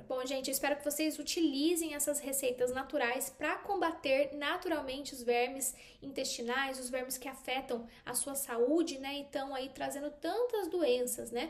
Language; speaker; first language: Portuguese; native; Portuguese